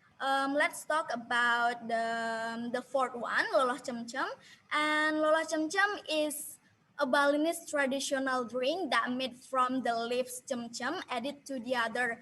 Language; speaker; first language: English; non-native, learner; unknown